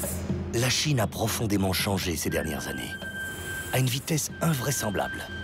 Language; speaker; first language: French; native; French